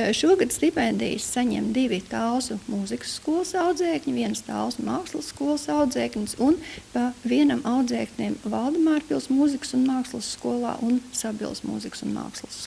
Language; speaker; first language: Latvian; native; Latvian